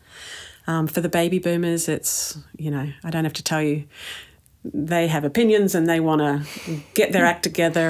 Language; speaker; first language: English; native; English